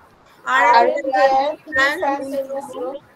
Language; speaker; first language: English; non-native, learner; Bangla